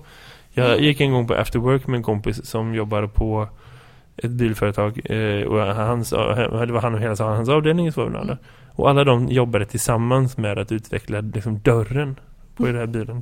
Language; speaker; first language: Swedish; native; Swedish